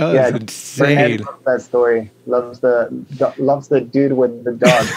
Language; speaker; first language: English; non-native, fluent; Spanish